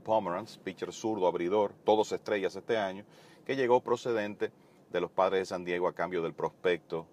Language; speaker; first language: Spanish; native; Spanish